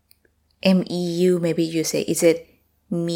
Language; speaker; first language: English; non-native, fluent; Thai